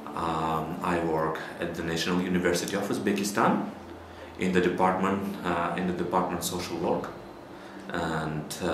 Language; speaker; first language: English; non-native, learner; Uzbek